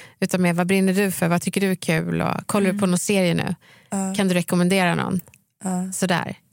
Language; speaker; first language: Swedish; native; Swedish